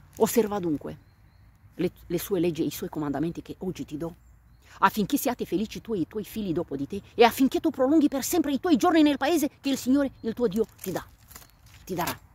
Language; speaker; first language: Italian; non-native, fluent; Romanian